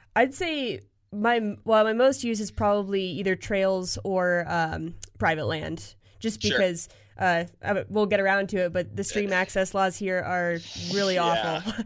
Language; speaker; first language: English; native; English